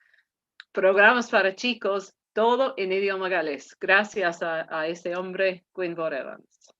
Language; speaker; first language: Spanish; non-native, fluent; English